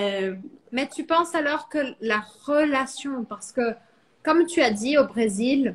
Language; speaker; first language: French; non-native, fluent; Portuguese